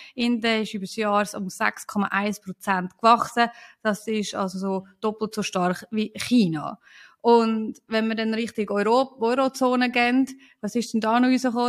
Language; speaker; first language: German; native; German